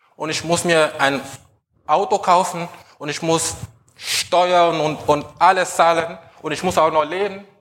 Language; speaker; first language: German; non-native, fluent; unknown